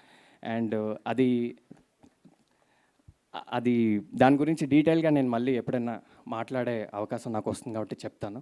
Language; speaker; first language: Telugu; native; Telugu